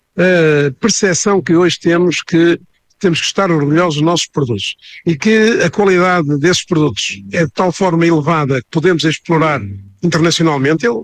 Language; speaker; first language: Portuguese; native; Portuguese